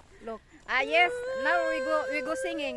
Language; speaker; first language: English; non-native, learner; Cebuano